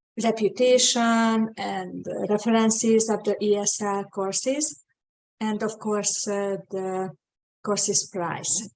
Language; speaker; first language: English; non-native, fluent; Hungarian